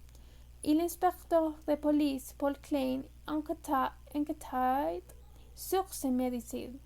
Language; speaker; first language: French; non-native, learner; Spanish